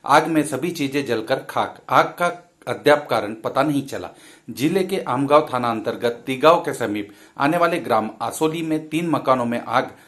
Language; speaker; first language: Hindi; non-native, local second language; Marathi